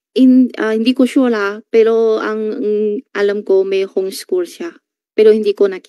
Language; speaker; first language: Filipino; non-native, learner; Chinese